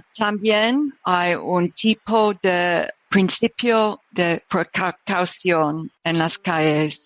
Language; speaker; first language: Spanish; non-native, learner; English